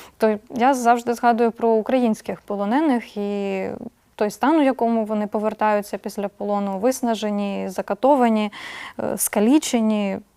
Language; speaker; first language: Ukrainian; native; Ukrainian